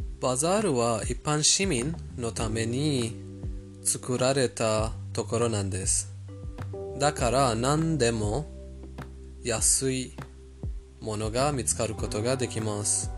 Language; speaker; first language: Japanese; non-native, fluent; Persian